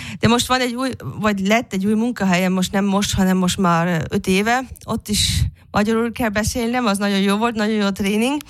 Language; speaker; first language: Hungarian; early bilingual, heritage; Hungarian